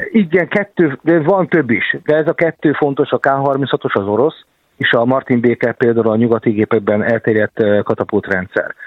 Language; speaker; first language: Hungarian; native; Hungarian